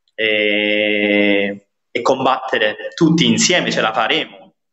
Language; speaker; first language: Italian; non-native, fluent; Nepali